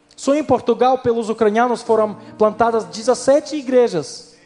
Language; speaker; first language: Portuguese; non-native, fluent; Ukrainian